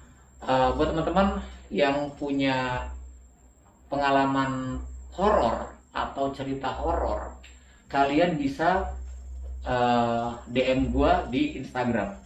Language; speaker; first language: Indonesian; native; Indonesian